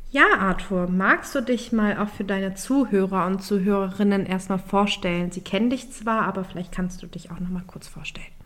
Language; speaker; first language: German; early bilingual, other home language; Turkish